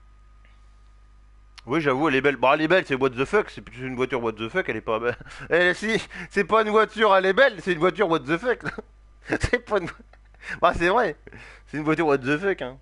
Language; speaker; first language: French; native; French